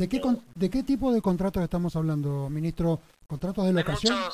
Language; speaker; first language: Spanish; native; Spanish